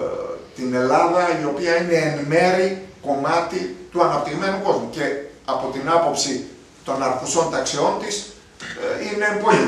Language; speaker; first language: Greek; native; Greek